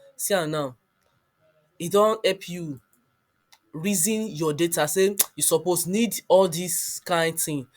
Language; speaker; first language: Nigerian Pidgin; non-native, local second language; Yoruba